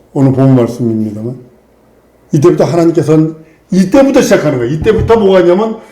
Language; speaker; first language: Korean; native; Korean